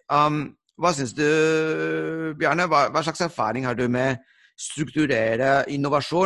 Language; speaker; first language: Norwegian; non-native, fluent; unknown